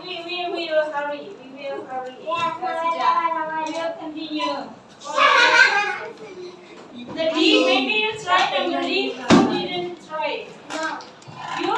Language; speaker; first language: English; non-native, learner; Indonesian